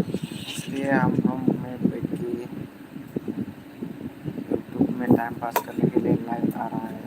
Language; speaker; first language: Hindi; non-native, local second language; Bodo